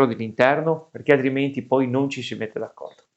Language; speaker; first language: Italian; native; Italian